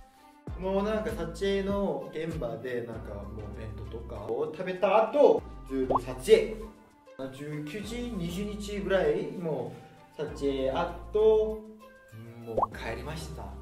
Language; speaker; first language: Japanese; non-native, fluent; Korean